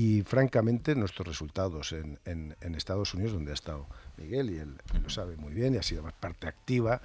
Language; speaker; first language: Spanish; native; Spanish